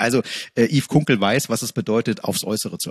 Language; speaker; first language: German; native; German